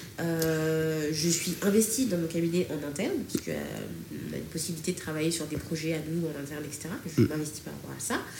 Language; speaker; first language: French; early bilingual, other home language; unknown